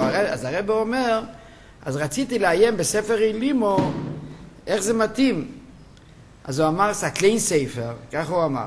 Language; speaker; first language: Hebrew; non-native, fluent; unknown